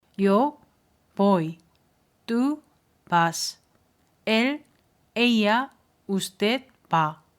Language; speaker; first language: Spanish; non-native, fluent; Korean